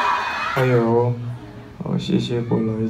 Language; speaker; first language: Chinese; non-native, fluent; Korean